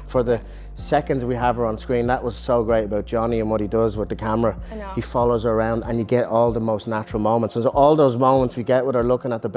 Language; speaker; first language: English; native; English